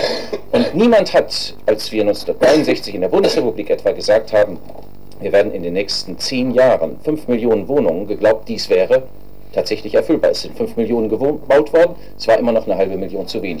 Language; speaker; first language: German; native; German